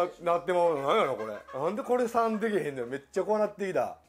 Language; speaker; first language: Japanese; native; Japanese